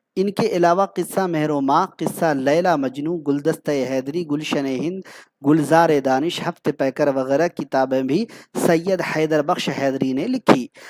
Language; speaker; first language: Urdu; native; Urdu